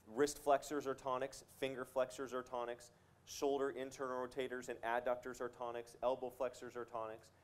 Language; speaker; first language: English; native; English